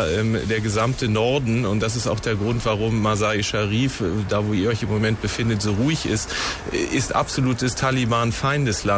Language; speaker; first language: German; native; German